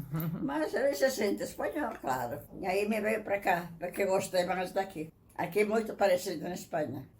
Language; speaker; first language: Portuguese; non-native, learner; Catalan